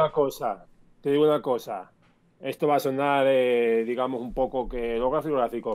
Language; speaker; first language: Spanish; native; Spanish